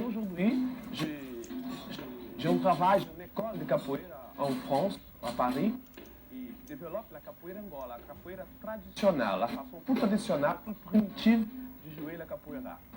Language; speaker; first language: French; non-native, fluent; Portuguese